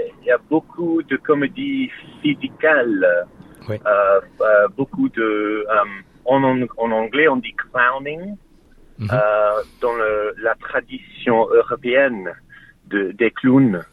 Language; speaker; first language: French; non-native, fluent; English